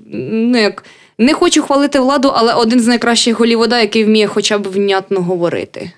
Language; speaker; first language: Ukrainian; native; Ukrainian